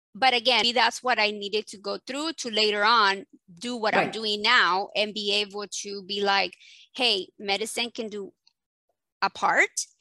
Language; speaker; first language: English; early bilingual, other home language; Spanish